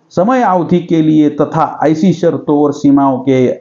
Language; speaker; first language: Hindi; non-native, local second language; Marathi